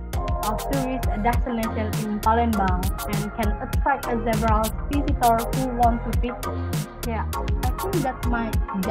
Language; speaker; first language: English; non-native, learner; Indonesian